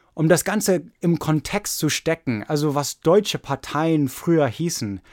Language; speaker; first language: German; non-native, fluent; English